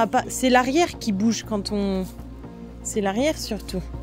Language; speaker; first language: French; native; French